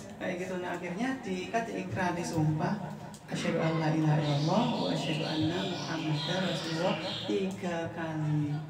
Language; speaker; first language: Indonesian; non-native, fluent; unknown